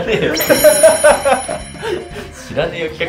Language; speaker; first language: Japanese; native; Japanese